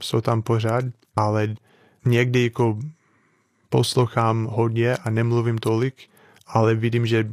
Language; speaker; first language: Czech; non-native, fluent; English